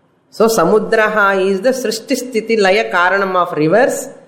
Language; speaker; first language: English; non-native, local second language; Tamil